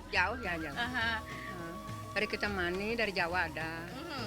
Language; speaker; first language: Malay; non-native, local second language; Balinese